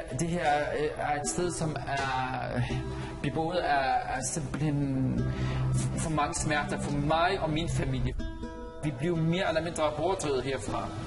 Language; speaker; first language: Danish; non-native, fluent; Arabic